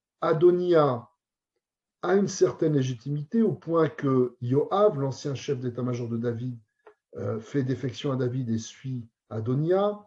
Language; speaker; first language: French; native; French